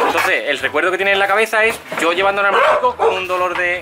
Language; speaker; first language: Spanish; native; Spanish